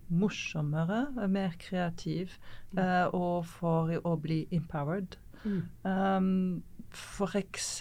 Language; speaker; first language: Norwegian; non-native, fluent; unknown